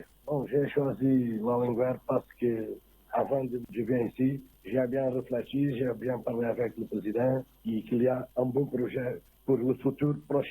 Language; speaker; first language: French; non-native, learner; Portuguese